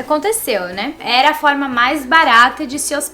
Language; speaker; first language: Portuguese; native; Portuguese